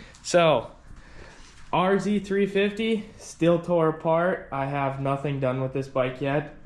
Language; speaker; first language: English; native; English